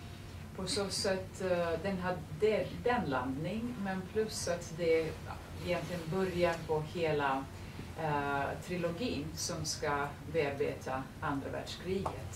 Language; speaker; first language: Swedish; non-native, fluent; Serbian